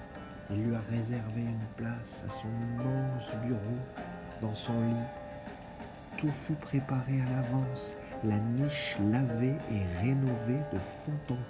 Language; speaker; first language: French; native; French